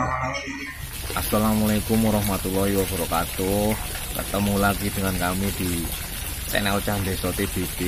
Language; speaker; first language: Indonesian; non-native, local second language; Javanese